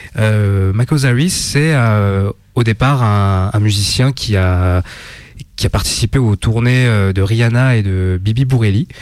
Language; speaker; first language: French; native; French